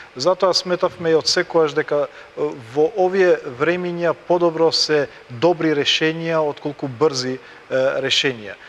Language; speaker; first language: Macedonian; non-native, local second language; Albanian